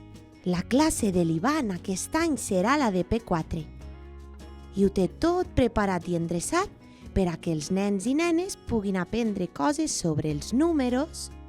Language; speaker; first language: Catalan; native; Catalan